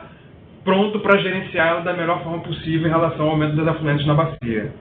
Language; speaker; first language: Portuguese; native; Portuguese